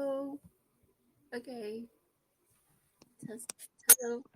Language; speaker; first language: English; non-native, fluent; Indonesian